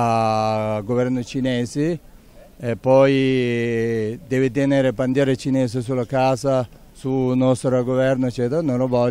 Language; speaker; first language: Italian; non-native, learner; Tibetan